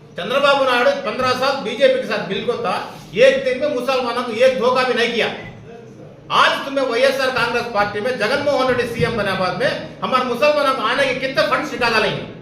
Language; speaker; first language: Hindi; non-native, local second language; Urdu